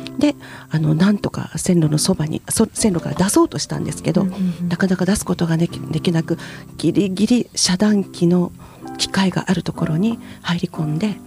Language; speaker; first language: Japanese; native; Japanese